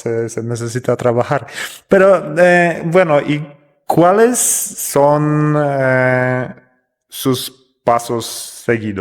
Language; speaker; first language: Spanish; non-native, fluent; Polish